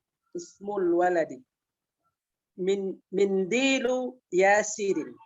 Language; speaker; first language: Arabic; non-native, learner; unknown